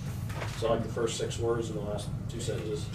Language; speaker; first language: English; native; English